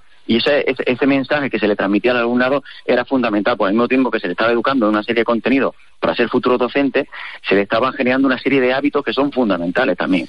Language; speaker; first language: Spanish; native; Spanish